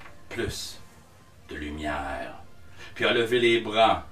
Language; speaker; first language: French; native; French